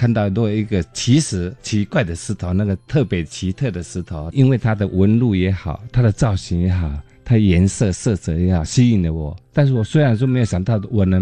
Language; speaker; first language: Chinese; native; Chinese